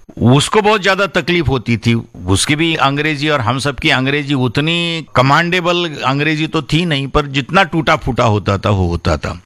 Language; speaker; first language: Hindi; non-native, local second language; Marathi